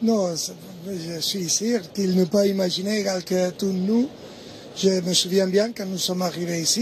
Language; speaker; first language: French; non-native, learner; Spanish